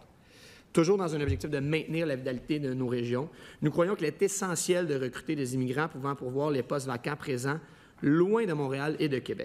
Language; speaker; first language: French; native; French